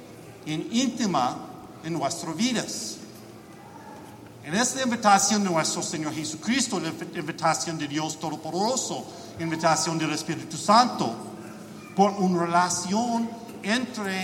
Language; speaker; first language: Spanish; non-native, learner; English